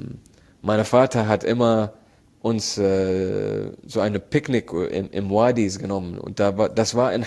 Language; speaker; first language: German; non-native, learner; Arabic